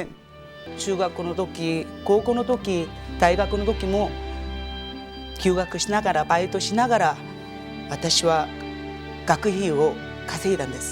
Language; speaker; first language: Japanese; non-native, fluent; Korean